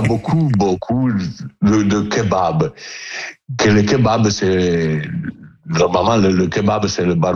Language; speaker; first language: French; non-native, learner; Italian